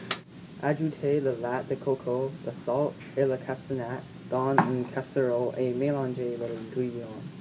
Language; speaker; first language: French; non-native, learner; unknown